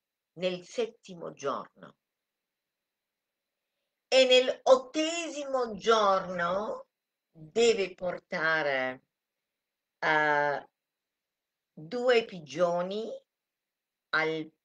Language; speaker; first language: Italian; non-native, fluent; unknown